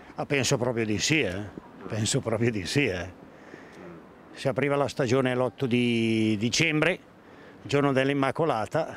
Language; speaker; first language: Italian; native; Italian